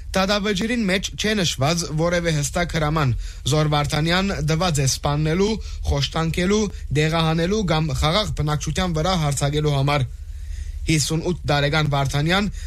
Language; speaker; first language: Armenian; early bilingual, heritage; Armenian